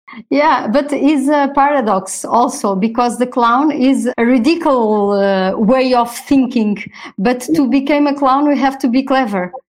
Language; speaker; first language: English; non-native, fluent; Portuguese